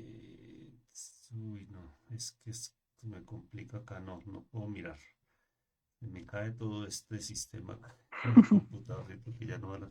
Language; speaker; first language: Spanish; native; Spanish